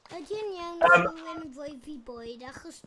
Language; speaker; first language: Welsh; non-native, local second language; English